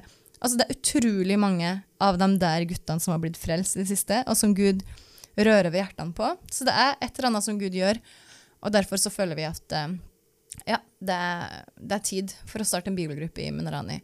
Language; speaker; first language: Norwegian; native; Norwegian